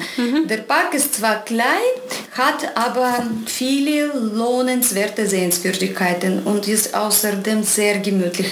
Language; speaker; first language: German; non-native, fluent; Russian